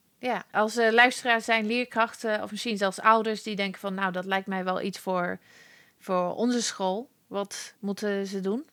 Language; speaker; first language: Dutch; non-native, fluent; English